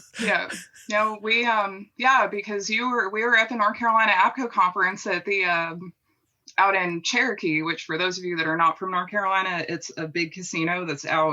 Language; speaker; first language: English; native; English